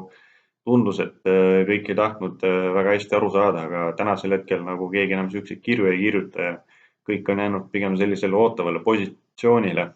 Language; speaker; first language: Estonian; native; Estonian